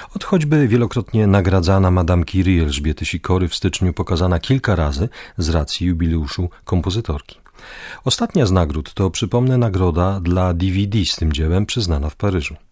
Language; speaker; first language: Polish; native; Polish